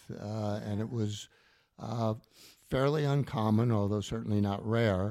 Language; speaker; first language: English; native; English